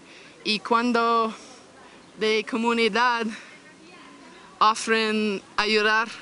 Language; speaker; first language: Spanish; non-native, learner; English